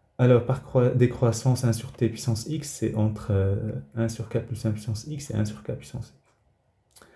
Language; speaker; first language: French; native; French